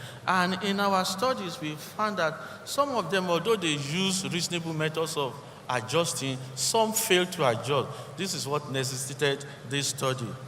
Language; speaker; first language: English; non-native, local second language; Yoruba